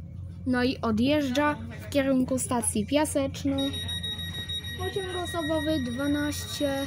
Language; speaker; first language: Polish; native; Polish